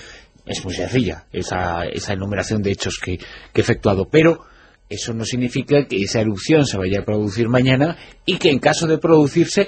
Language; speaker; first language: Spanish; native; Spanish